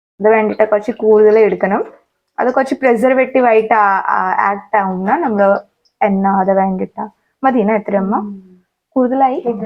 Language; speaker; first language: Malayalam; non-native, learner; Hindi